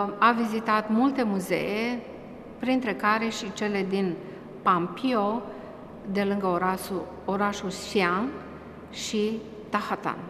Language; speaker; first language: Romanian; native; Romanian